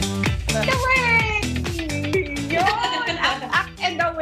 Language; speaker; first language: English; non-native, local second language; Filipino